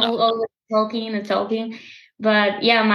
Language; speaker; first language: English; non-native, learner; Spanish